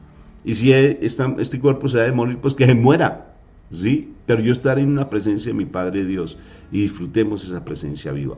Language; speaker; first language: Spanish; native; Spanish